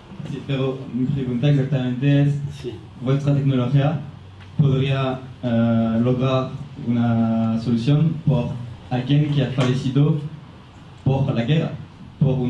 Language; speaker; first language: Spanish; non-native, fluent; French